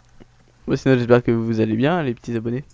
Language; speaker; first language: French; native; French